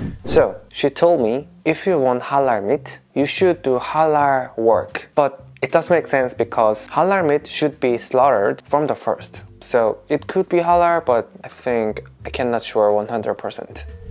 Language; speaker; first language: English; non-native, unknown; Korean